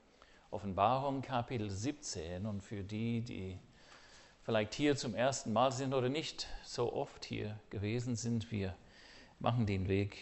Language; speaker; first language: German; non-native, fluent; English